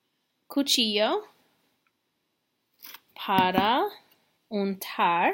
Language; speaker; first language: Spanish; non-native, fluent; English